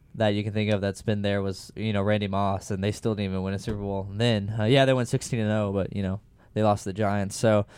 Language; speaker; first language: English; native; English